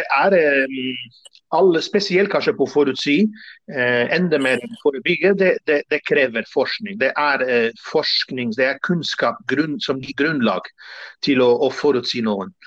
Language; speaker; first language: Norwegian; non-native, fluent; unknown